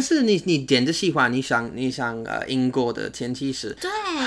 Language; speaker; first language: Chinese; non-native, learner; English